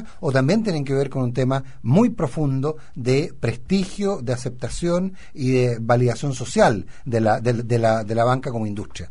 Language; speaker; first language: Spanish; native; Spanish